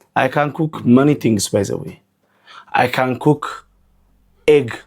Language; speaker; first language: English; non-native, learner; Amharic